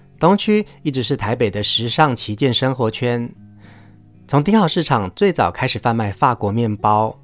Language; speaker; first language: Chinese; native; Chinese